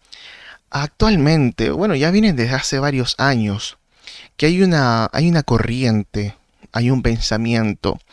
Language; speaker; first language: Spanish; native; Spanish